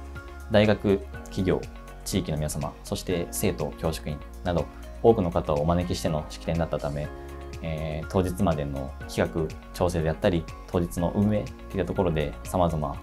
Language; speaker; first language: Japanese; native; Japanese